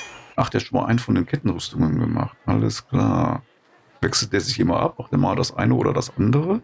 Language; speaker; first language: German; native; German